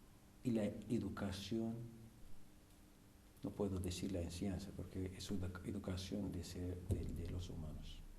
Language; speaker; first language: Spanish; non-native, fluent; Arabic